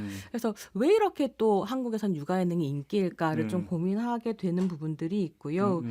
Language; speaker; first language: Korean; native; Korean